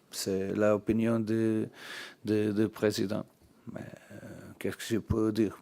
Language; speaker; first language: French; non-native, learner; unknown